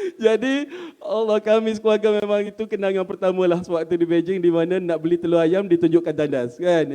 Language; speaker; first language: Malay; native; Malay